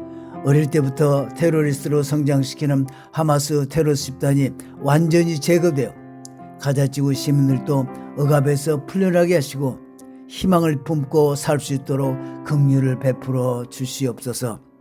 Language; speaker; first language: Korean; native; Korean